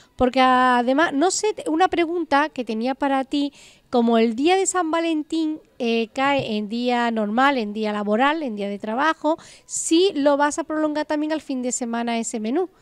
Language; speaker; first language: Spanish; native; Spanish